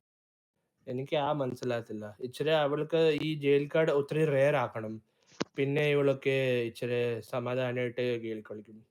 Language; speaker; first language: Malayalam; early bilingual, heritage; Malayalam